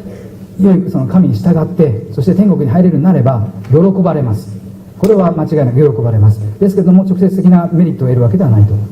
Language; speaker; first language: Japanese; native; Japanese